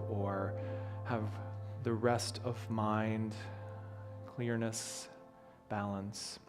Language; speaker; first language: English; native; English